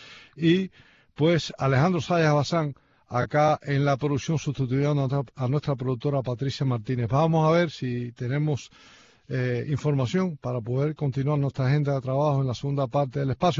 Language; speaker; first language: Spanish; native; Spanish